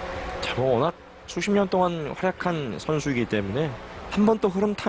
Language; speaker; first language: Korean; native; Korean